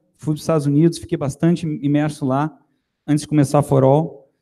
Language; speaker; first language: Portuguese; native; Portuguese